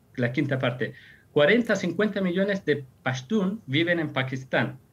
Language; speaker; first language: Spanish; non-native, fluent; Persian